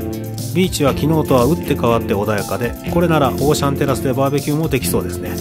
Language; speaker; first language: Japanese; native; Japanese